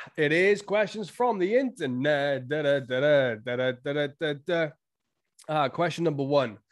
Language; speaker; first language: English; native; English